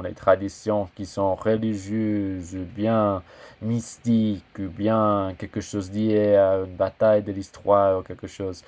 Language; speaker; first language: French; non-native, learner; English